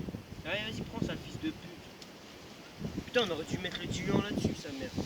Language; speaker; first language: French; native; French